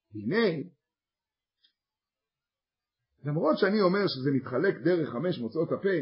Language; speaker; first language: Hebrew; native; Hebrew